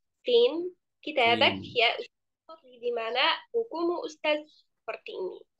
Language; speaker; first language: Indonesian; non-native, fluent; Arabic